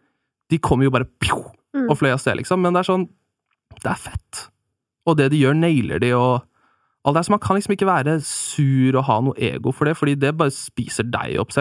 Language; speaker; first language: Norwegian; native; Norwegian